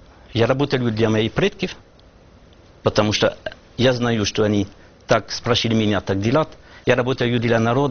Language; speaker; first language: Russian; non-native, learner; French